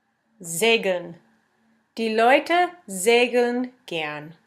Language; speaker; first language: German; non-native, fluent; English